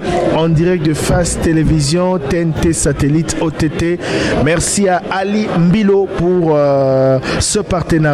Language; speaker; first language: French; non-native, local second language; Lingala